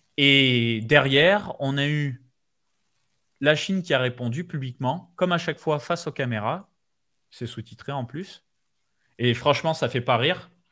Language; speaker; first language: French; native; French